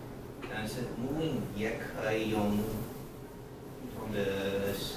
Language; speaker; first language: Chinese; non-native, learner; English